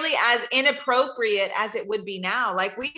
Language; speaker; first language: English; native; English